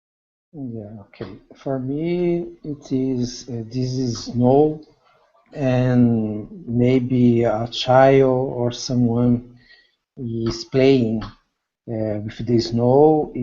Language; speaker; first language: English; non-native, learner; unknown